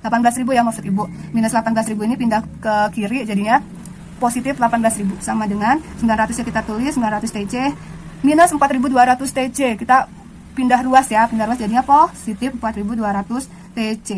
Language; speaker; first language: Indonesian; native; Indonesian